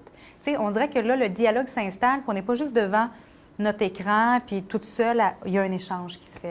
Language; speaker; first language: French; native; French